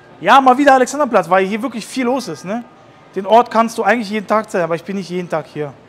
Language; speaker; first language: German; early bilingual, other home language; Russian